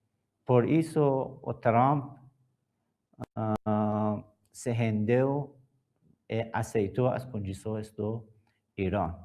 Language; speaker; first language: Portuguese; non-native, learner; Persian